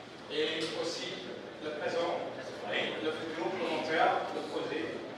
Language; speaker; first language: French; non-native, fluent; Indonesian